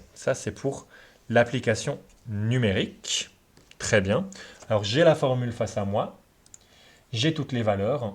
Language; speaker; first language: French; native; French